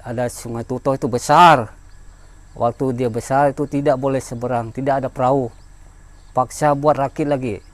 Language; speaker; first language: Indonesian; non-native, local second language; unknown